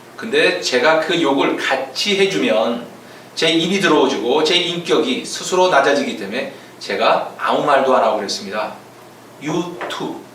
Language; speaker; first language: Korean; native; Korean